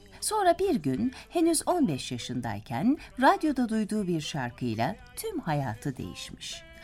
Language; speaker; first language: Turkish; native; Turkish